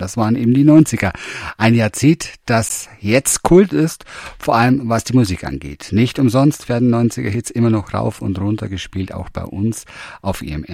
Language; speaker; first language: German; native; German